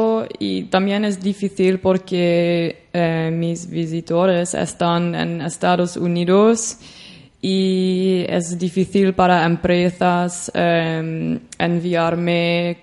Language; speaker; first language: Spanish; non-native, learner; Dutch